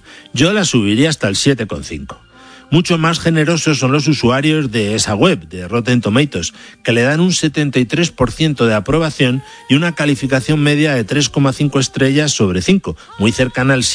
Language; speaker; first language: Spanish; native; Spanish